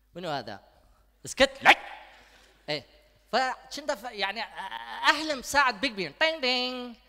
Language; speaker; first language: Arabic; non-native, local second language; Kurdish